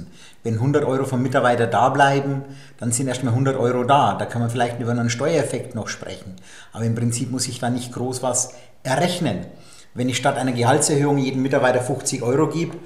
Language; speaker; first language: German; native; German